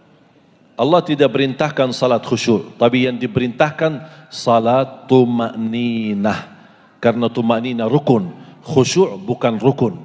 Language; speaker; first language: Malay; non-native, fluent; Arabic